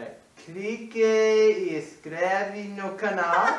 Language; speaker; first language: Portuguese; non-native, fluent; English